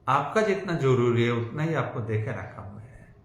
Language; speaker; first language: Hindi; non-native, local second language; Bangla